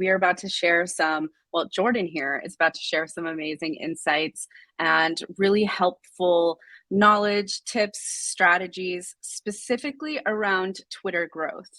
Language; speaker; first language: English; native; English